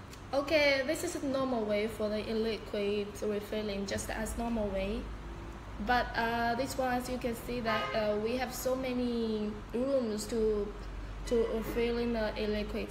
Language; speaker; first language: English; non-native, learner; Chinese